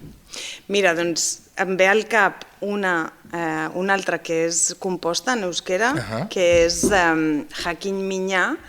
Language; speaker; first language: Catalan; non-native, fluent; Basque